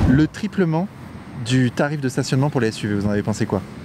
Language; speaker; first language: French; native; French